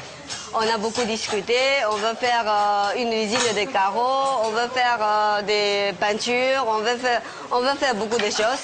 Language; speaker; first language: French; non-native, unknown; Chinese